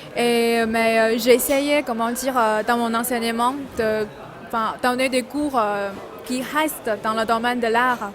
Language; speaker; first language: French; non-native, fluent; Chinese